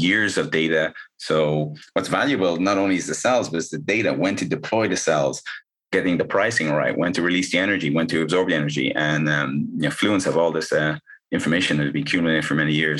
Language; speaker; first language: English; native; English